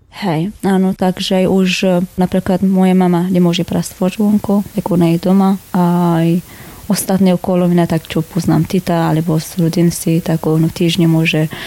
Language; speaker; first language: Slovak; non-native, learner; Persian